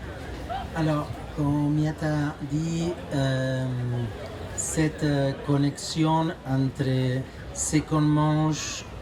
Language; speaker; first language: French; non-native, fluent; Spanish